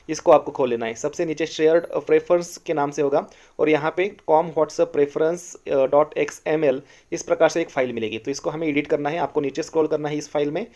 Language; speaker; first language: Hindi; non-native, local second language; Marathi